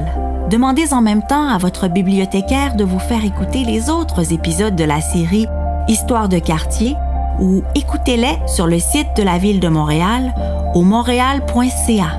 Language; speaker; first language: French; native; French